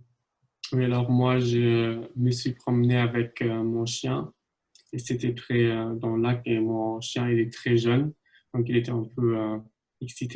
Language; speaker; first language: French; non-native, fluent; German